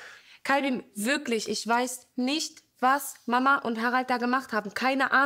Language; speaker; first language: German; native; German